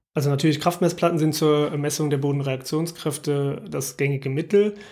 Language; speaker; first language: German; native; German